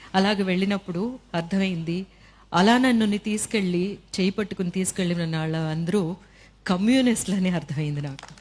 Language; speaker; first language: Telugu; native; Telugu